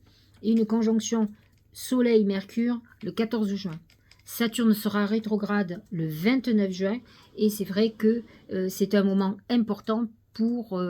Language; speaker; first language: French; native; French